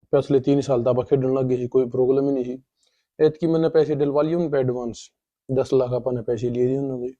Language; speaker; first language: Hindi; non-native, local second language; Punjabi